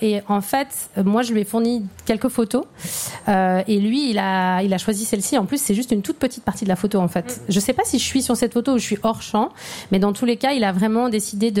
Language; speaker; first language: French; native; French